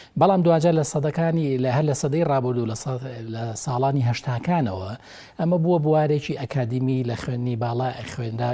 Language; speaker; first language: Central Kurdish; native; Central Kurdish